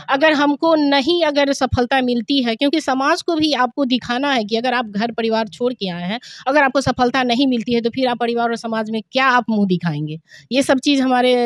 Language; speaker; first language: Hindi; native; Hindi